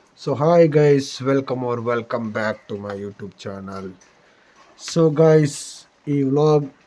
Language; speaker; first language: Kannada; non-native, local second language; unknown